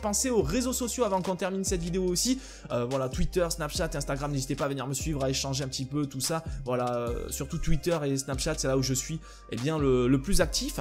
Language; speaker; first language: French; native; French